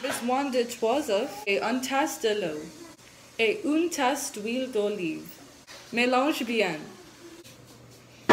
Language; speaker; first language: French; non-native, learner; English